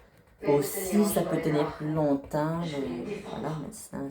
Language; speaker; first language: French; native; French